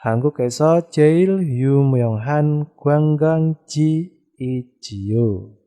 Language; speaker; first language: Korean; non-native, fluent; Indonesian